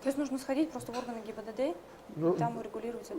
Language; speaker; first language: Russian; native; Russian